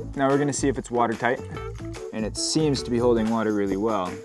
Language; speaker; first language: English; native; English